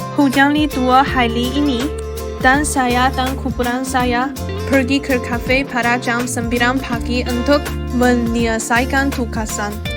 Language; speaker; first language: Malay; non-native, learner; Chinese